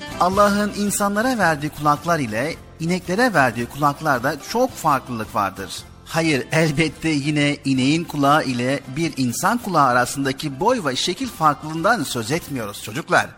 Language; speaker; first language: Turkish; native; Turkish